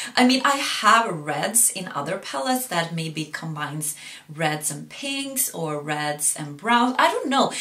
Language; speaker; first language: English; non-native, fluent; Swedish